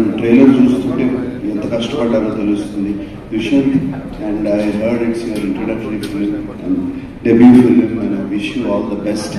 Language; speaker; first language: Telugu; native; Telugu